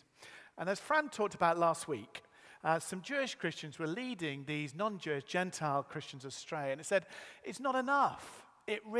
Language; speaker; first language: English; native; English